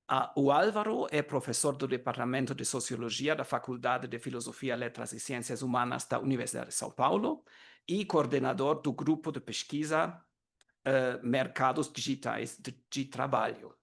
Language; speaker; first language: Portuguese; non-native, learner; German